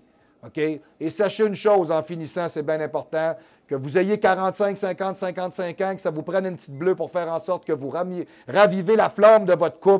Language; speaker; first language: French; native; French